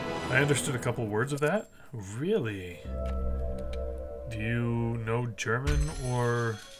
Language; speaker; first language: English; native; English